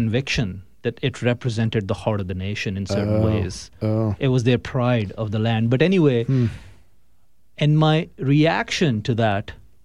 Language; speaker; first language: English; non-native, local second language; Urdu